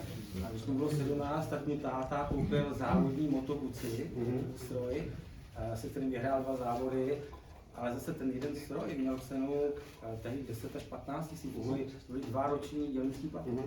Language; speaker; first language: Czech; native; Czech